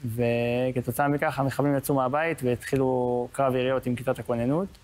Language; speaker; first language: Hebrew; native; Hebrew